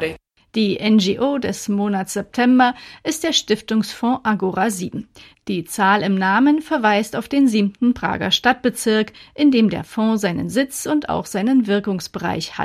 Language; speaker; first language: German; native; German